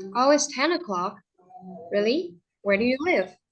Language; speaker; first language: English; non-native, fluent; Vietnamese